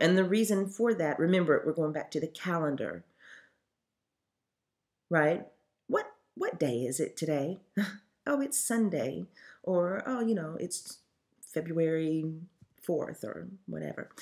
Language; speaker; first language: English; native; English